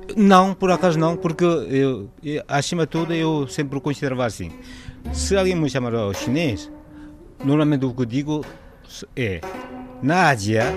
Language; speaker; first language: Portuguese; non-native, fluent; Korean